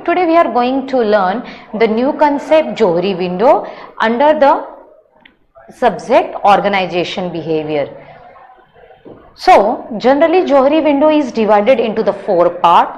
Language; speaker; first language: English; non-native, local second language; Hindi